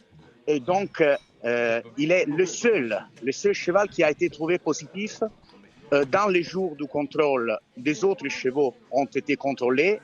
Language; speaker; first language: French; non-native, fluent; Italian